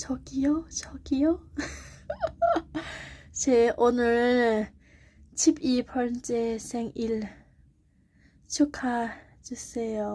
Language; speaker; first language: Korean; non-native, learner; Thai